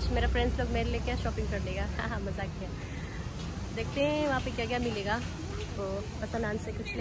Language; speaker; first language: Hindi; non-native, local second language; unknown